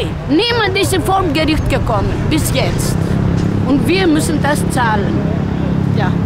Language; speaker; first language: German; non-native, fluent; Greek